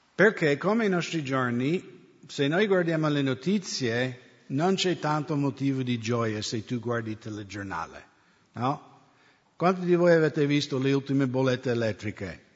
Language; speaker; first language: Italian; non-native, fluent; English